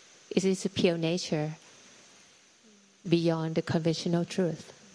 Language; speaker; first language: English; non-native, fluent; Thai